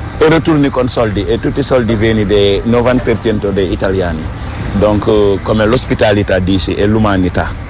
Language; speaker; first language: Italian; non-native, learner; Wolof